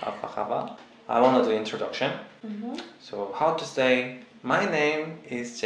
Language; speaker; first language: English; non-native, learner; Korean